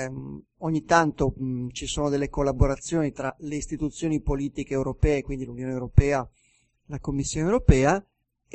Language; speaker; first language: Italian; native; Italian